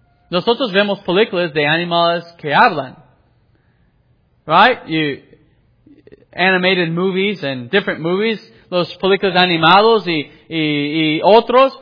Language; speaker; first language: Spanish; non-native, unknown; English